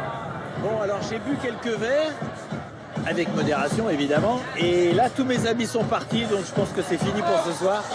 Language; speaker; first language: French; native; French